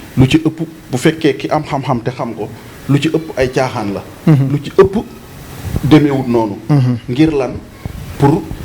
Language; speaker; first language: Wolof; non-native, local second language; Serer